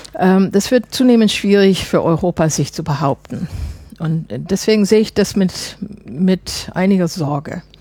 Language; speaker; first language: German; non-native, fluent; English